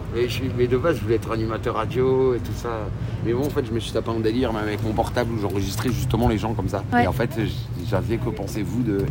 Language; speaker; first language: French; native; French